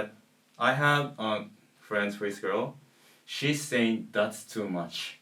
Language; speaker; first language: English; non-native, learner; Japanese